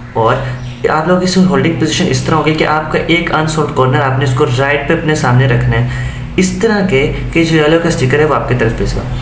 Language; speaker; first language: Urdu; native; Urdu